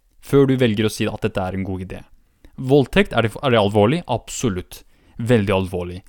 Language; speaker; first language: Norwegian; early bilingual, other home language; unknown